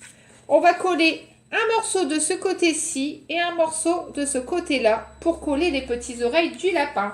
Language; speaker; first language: French; native; French